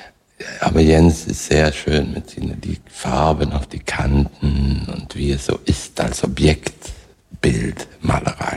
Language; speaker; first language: German; non-native, fluent; Swedish